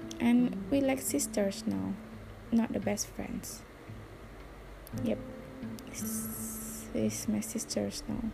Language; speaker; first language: English; non-native, learner; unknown